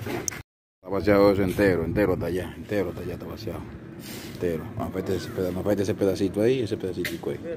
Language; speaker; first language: Spanish; native; Spanish